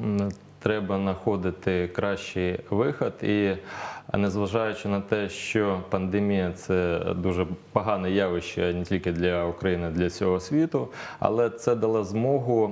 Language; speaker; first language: Ukrainian; native; Ukrainian